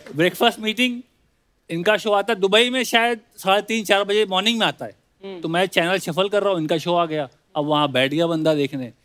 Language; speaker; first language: Hindi; native; Hindi